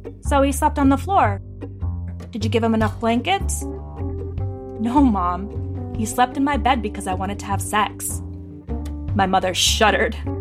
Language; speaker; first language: English; early bilingual, other home language; Greek